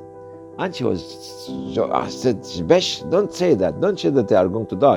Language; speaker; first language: English; non-native, fluent; Arabic